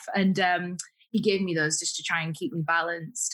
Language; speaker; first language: English; native; English